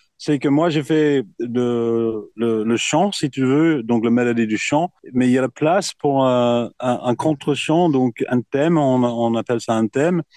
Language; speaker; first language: French; non-native, fluent; English